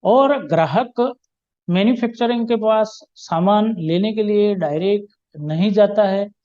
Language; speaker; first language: Hindi; non-native, local second language; Gujarati